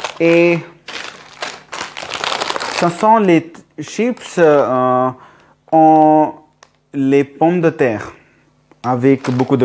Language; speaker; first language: French; non-native, learner; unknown